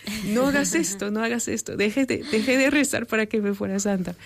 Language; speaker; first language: Spanish; non-native, fluent; French